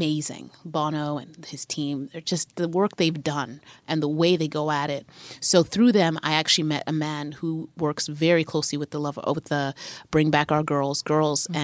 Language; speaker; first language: English; native; English